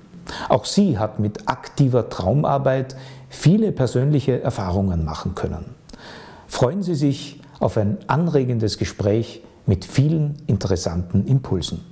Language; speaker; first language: German; native; German